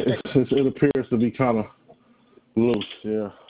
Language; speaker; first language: English; native; English